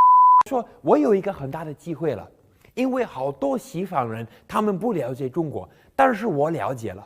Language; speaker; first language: Chinese; non-native, fluent; English